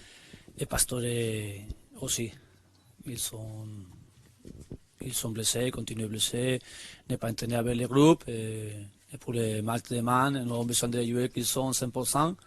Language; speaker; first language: French; non-native, learner; Spanish